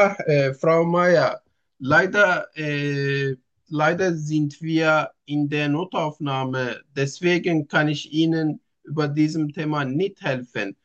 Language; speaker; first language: German; non-native, learner; Turkish